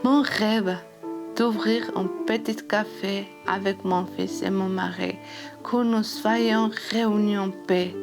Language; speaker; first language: French; non-native, learner; Georgian